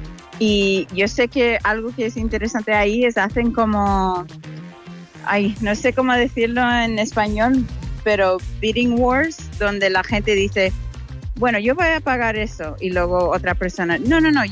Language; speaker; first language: Spanish; non-native, fluent; English